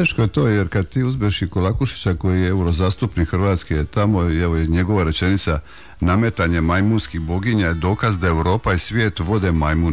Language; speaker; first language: Croatian; native; Croatian